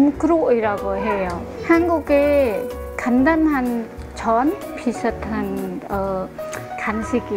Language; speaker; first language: Korean; non-native, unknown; Khmer